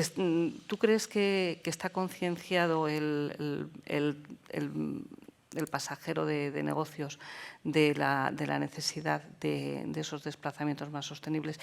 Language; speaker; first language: Spanish; native; Spanish